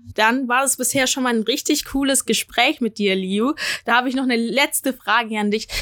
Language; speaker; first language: German; early bilingual, other home language; Ewe